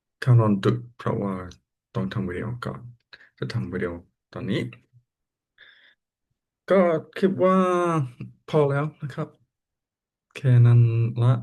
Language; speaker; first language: Thai; non-native, learner; English